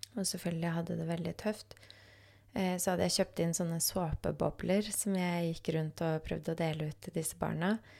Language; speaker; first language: Norwegian; early bilingual, other home language; Polish